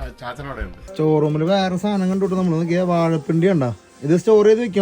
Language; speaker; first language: Malayalam; native; Malayalam